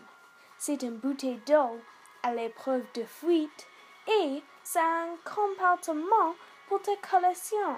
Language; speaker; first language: French; non-native, local second language; English